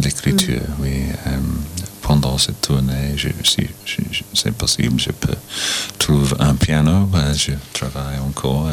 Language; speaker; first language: French; non-native, learner; English